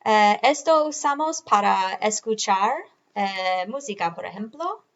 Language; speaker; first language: Spanish; non-native, fluent; English